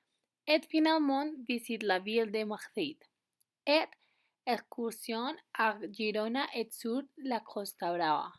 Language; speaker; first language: French; non-native, learner; Spanish